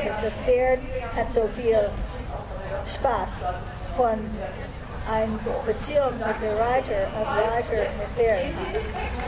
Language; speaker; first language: German; non-native, fluent; English